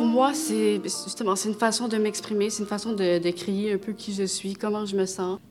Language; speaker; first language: French; early bilingual, other home language; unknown